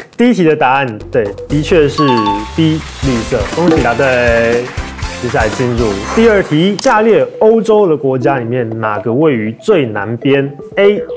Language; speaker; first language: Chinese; native; Chinese